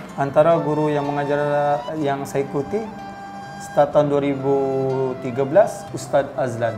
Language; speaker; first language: Malay; non-native, local second language; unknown